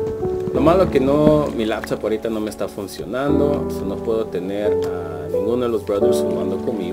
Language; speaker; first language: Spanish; early bilingual, heritage; Spanish